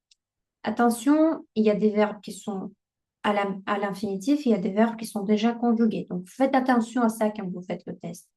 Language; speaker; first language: French; non-native, fluent; Russian